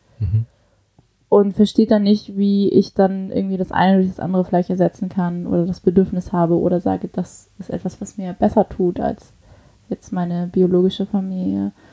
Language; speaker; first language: German; early bilingual, other home language; Chinese